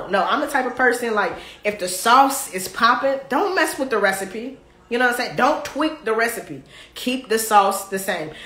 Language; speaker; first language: English; native; English